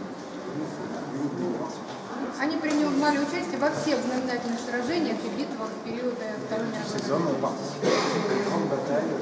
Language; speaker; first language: Russian; native; Russian